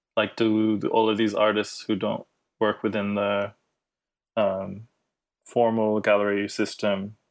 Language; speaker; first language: English; native; English